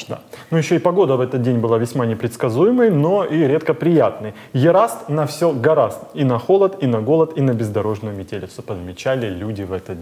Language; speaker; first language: Russian; native; Russian